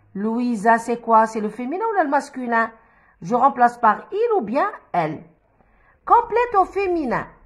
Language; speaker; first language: French; non-native, local second language; Arabic